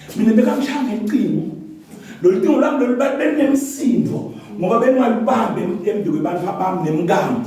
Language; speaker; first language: Zulu; non-native, local second language; Swati